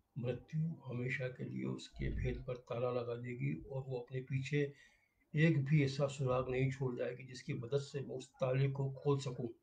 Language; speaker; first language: Hindi; native; Hindi